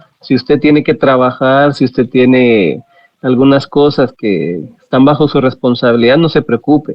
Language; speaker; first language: Spanish; native; Spanish